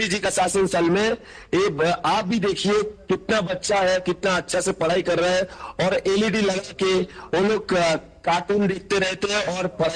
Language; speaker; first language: Hindi; non-native, local second language; Bangla